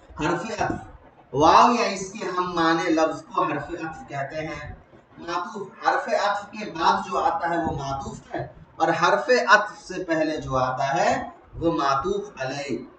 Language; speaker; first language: Urdu; native; Urdu